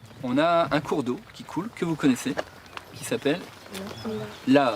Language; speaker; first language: French; native; French